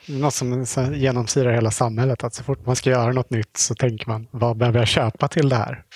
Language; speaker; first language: Swedish; native; Swedish